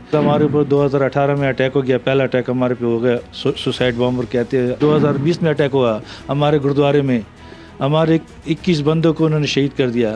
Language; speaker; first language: Hindi; non-native, fluent; Punjabi